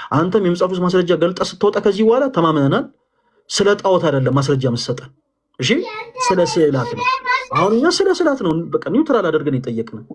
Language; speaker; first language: Amharic; native; Amharic